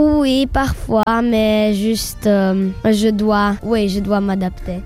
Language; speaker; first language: French; non-native, learner; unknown